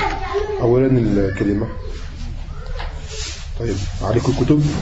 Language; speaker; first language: Arabic; non-native, fluent; French